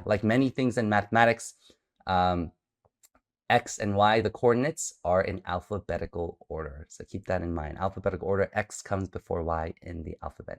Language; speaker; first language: English; native; English